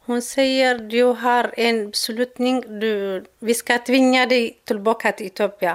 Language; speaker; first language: Swedish; non-native, learner; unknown